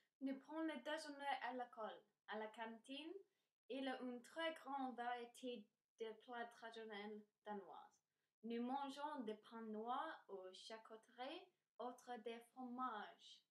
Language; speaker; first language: French; non-native, learner; Danish